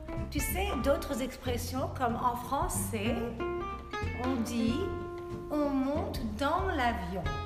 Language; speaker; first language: French; native; French